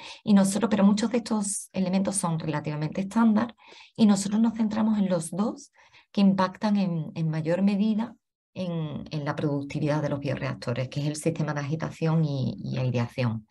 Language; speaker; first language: Spanish; native; Spanish